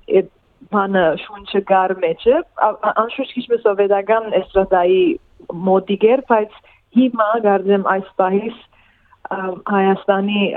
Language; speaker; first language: Armenian; early bilingual, heritage; Armenian